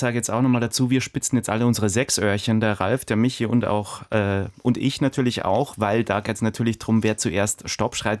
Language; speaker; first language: German; native; German